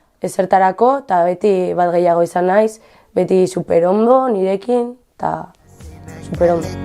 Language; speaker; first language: Basque; non-native, local second language; Spanish